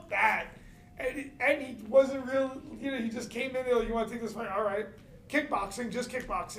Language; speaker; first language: English; native; English